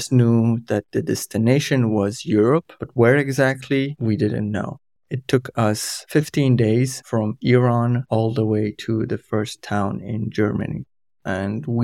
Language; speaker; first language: English; non-native, fluent; Kurdish